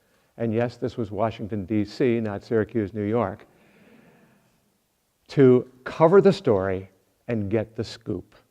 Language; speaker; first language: English; native; English